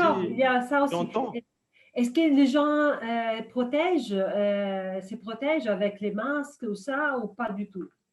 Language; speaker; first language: French; non-native, fluent; Italian